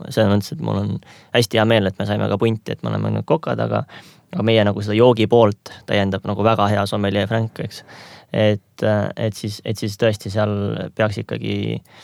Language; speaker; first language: Estonian; native; Estonian